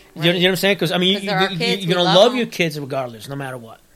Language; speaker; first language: English; early bilingual, other home language; Spanish